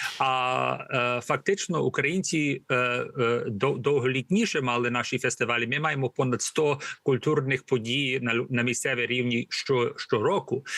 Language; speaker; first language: Ukrainian; early bilingual, heritage; Ukrainian